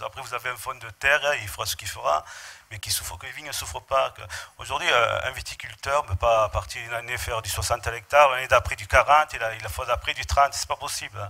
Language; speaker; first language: French; native; French